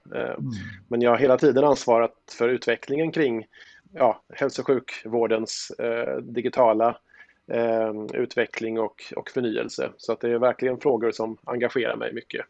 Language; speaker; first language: Swedish; native; Swedish